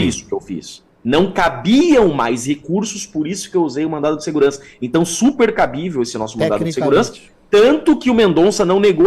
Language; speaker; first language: Portuguese; native; Portuguese